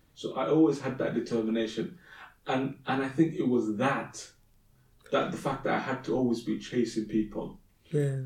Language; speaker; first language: English; early bilingual, other home language; Somali